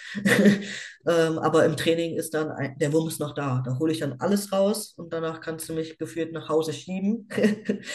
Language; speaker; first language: German; native; German